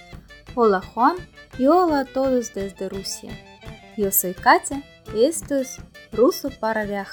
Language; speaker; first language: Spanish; non-native, fluent; Russian